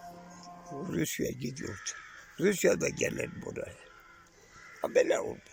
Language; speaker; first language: Turkish; non-native, local second language; Kurdish